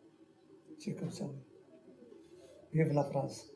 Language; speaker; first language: French; non-native, learner; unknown